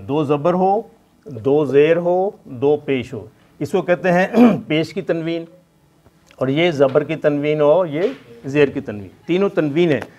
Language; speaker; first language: Urdu; non-native, local second language; Punjabi